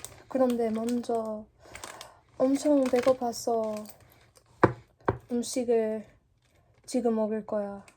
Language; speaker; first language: Korean; non-native, learner; English